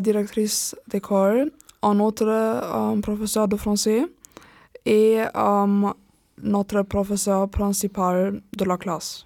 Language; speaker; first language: French; non-native, learner; German